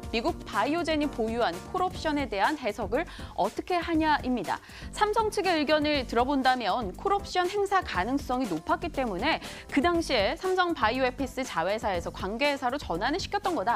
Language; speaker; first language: Korean; native; Korean